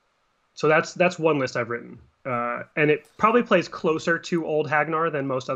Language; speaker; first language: English; native; English